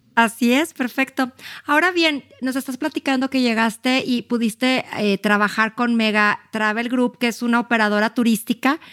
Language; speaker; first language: Spanish; native; Spanish